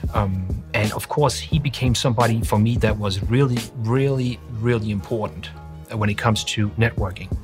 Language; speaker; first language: English; non-native, fluent; Danish